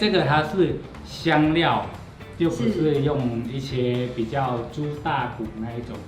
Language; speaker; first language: Chinese; non-native, fluent; Thai